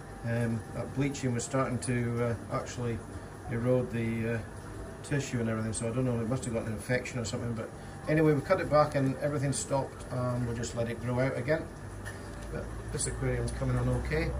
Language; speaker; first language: English; native; English